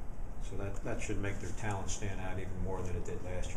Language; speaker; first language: English; native; English